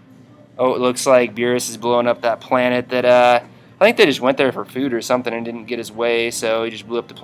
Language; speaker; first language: English; native; English